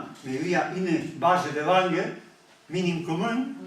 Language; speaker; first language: French; non-native, learner; Catalan